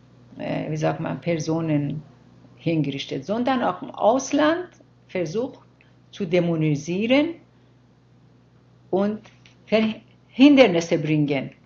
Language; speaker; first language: German; non-native, fluent; Persian